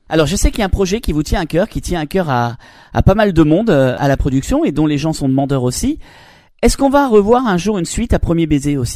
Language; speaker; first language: French; native; French